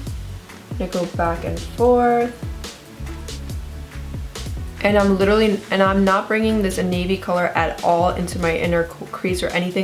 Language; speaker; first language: English; native; English